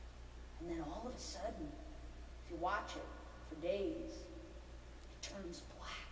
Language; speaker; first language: English; native; English